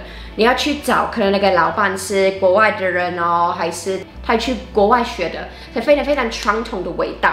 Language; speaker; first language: Chinese; non-native, fluent; English